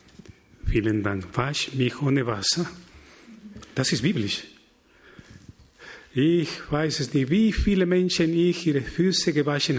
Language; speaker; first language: German; non-native, fluent; Spanish